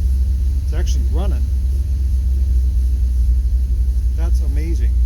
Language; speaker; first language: English; native; English